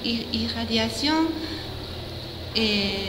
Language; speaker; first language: French; non-native, fluent; Japanese